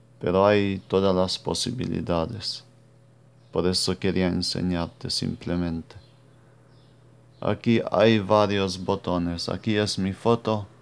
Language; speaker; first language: Spanish; non-native, fluent; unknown